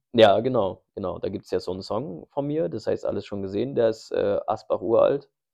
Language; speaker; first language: German; early bilingual, other home language; Turkish